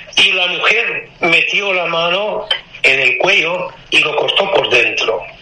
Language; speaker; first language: Spanish; non-native, fluent; Romanian